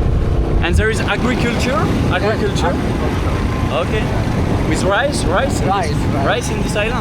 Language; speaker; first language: English; non-native, learner; French